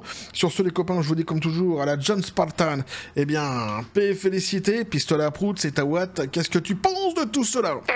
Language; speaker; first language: French; native; French